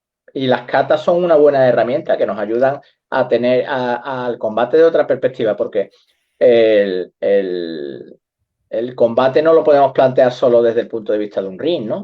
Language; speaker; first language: Spanish; native; Spanish